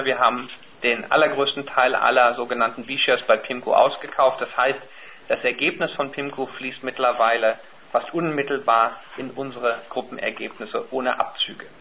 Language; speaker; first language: German; native; German